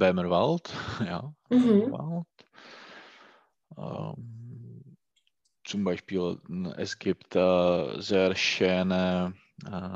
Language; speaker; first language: German; non-native, learner; Czech